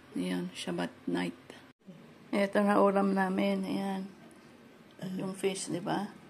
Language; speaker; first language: Filipino; native; Filipino